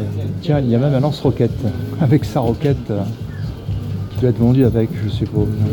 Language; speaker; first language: French; native; French